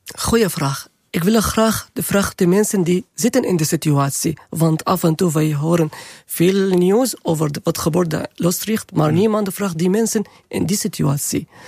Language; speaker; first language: Dutch; non-native, learner; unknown